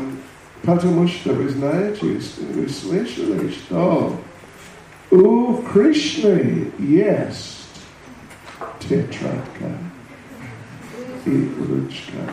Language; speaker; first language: Russian; non-native, learner; English